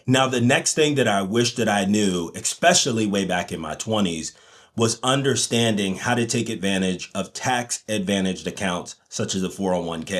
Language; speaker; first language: English; native; English